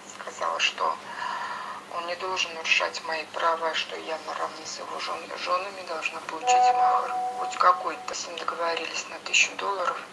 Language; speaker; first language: Russian; native; Russian